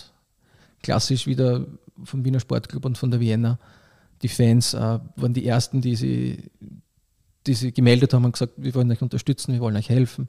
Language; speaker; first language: German; native; German